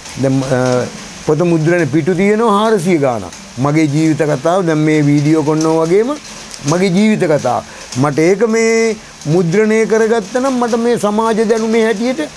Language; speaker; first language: Sinhala; native; Sinhala